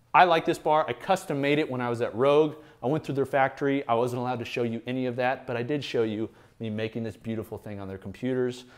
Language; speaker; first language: English; native; English